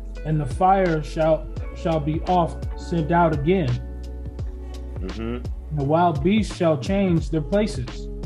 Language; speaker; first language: English; native; English